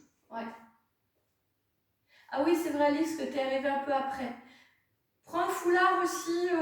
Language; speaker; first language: French; native; French